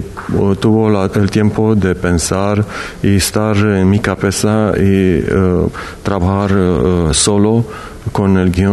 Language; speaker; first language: Spanish; non-native, learner; Romanian